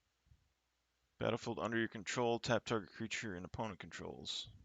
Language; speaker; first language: English; native; English